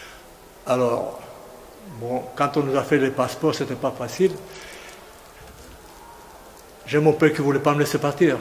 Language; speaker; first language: French; non-native, fluent; Greek